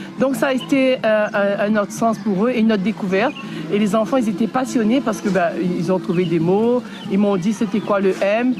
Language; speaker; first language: French; native; French